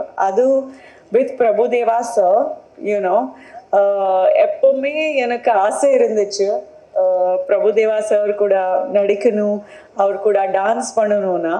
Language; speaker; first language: Tamil; non-native, fluent; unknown